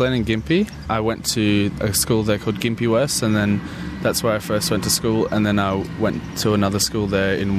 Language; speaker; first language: English; native; English